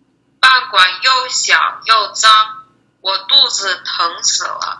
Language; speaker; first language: Chinese; non-native, learner; English